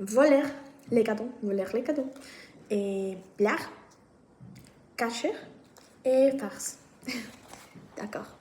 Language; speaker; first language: French; non-native, learner; Spanish